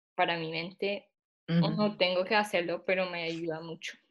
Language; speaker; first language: Spanish; non-native, fluent; English